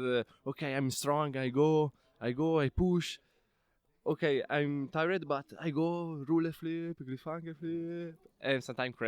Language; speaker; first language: English; non-native, learner; Italian